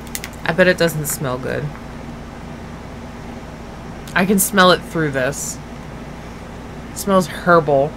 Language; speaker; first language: English; native; English